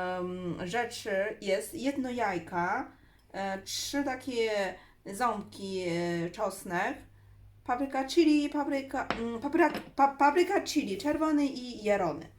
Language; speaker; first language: Polish; non-native, learner; Chinese